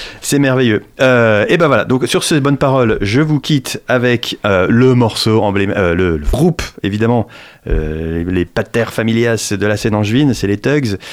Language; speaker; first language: French; native; French